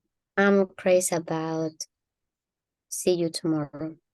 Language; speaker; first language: English; non-native, learner; Spanish